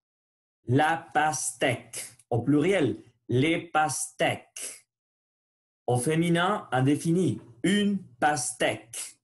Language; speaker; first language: French; non-native, learner; Spanish